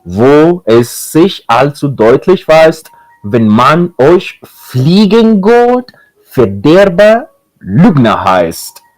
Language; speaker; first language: German; non-native, fluent; Spanish